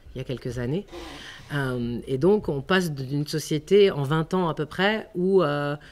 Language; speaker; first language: French; native; French